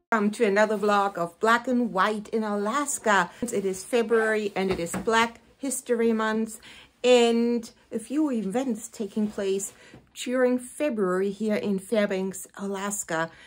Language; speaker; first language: English; non-native, fluent; German